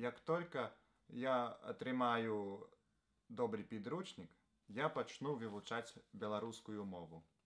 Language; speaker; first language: Ukrainian; non-native, learner; Slovenian